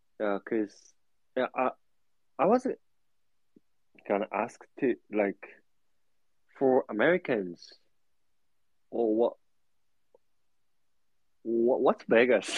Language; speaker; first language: English; non-native, learner; Japanese